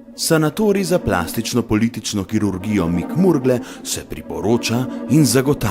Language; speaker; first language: Slovenian; native; Slovenian